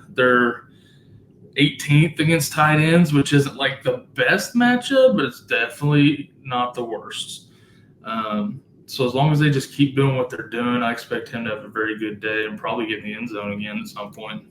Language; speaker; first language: English; native; English